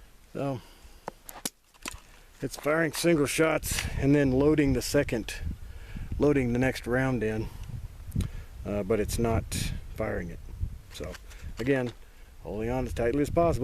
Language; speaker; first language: English; native; English